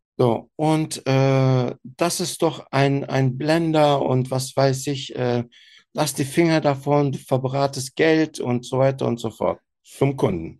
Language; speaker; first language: German; early bilingual, other home language; Turkish